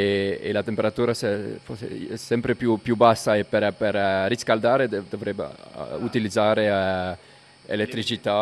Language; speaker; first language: Italian; non-native, local second language; German